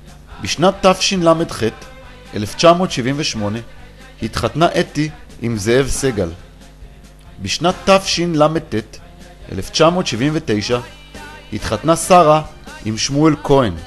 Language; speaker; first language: Hebrew; native; Hebrew